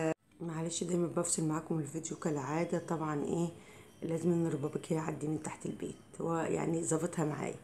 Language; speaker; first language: Arabic; native; Arabic